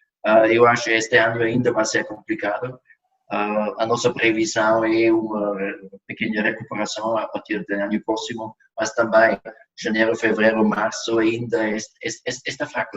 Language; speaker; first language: Portuguese; non-native, fluent; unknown